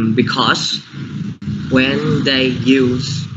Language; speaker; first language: English; non-native, learner; Vietnamese